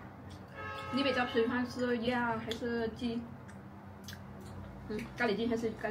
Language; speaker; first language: Chinese; non-native, fluent; Vietnamese